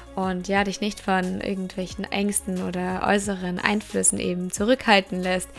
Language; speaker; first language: German; native; German